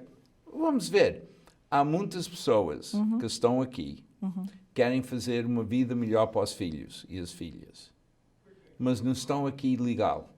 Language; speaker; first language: Portuguese; early bilingual, heritage; Portuguese